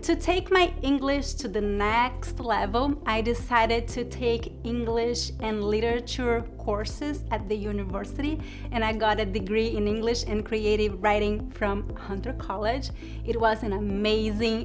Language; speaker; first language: English; non-native, fluent; Portuguese